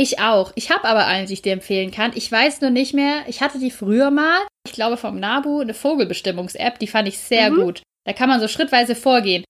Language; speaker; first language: German; native; German